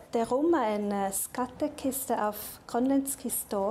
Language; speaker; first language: Danish; non-native, local second language; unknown